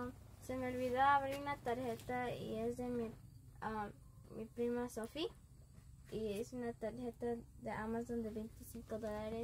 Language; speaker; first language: Spanish; early bilingual, other home language; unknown